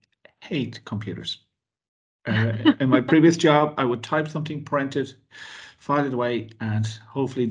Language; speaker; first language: English; native; English